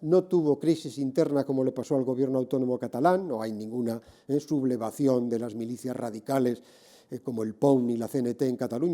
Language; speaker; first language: Spanish; native; Spanish